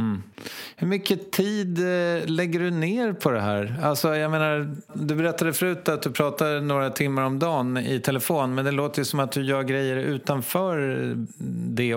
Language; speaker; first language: Swedish; native; Swedish